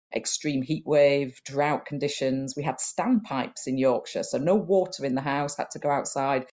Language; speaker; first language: English; native; English